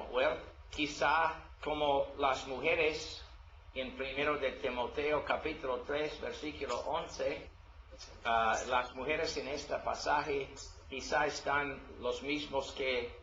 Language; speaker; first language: Spanish; non-native, learner; English